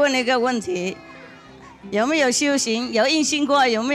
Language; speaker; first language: Chinese; non-native, fluent; Vietnamese